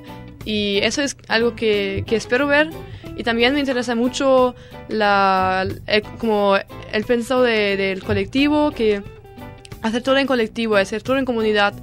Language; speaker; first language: Spanish; non-native, learner; German